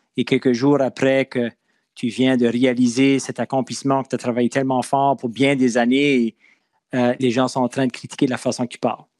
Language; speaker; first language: French; non-native, local second language; English